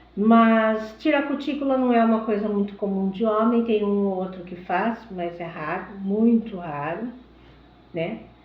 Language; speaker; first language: Portuguese; native; Portuguese